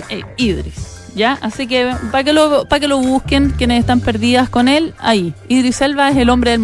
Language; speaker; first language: Spanish; native; Spanish